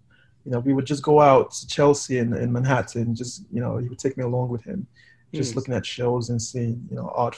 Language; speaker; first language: English; native; English